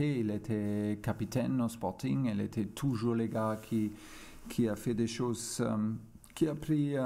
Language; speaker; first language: French; non-native, fluent; German